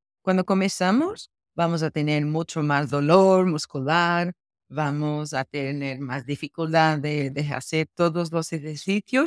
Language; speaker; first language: Spanish; non-native, fluent; Portuguese